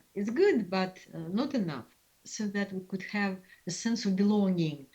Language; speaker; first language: English; non-native, fluent; Russian